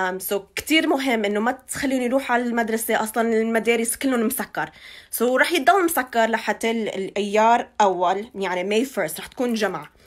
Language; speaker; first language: Arabic; early bilingual, heritage; Arabic